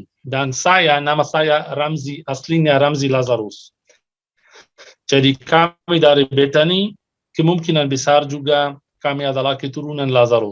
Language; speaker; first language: Indonesian; non-native, fluent; Arabic